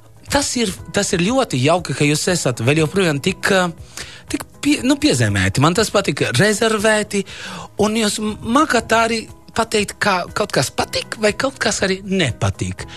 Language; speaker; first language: Latvian; non-native, fluent; Italian